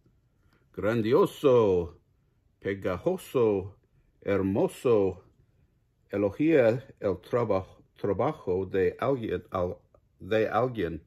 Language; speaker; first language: Spanish; non-native, learner; English